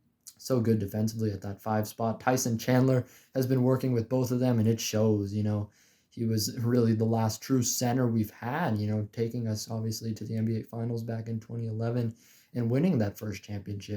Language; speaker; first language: English; native; English